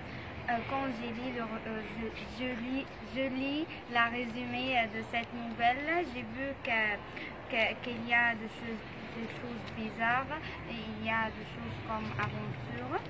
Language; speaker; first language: French; non-native, learner; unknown